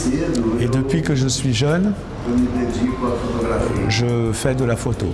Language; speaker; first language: French; non-native, fluent; Portuguese